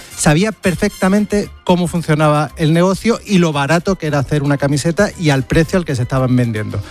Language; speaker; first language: Spanish; native; Spanish